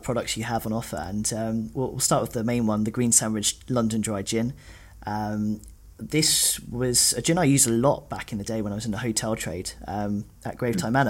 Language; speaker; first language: English; native; English